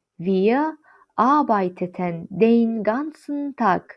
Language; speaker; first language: German; non-native, fluent; Azerbaijani